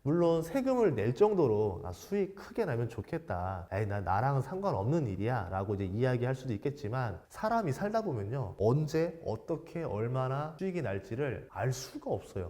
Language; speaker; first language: Korean; native; Korean